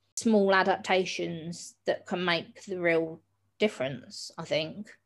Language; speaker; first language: English; native; English